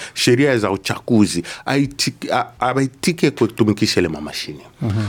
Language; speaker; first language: Swahili; native; Swahili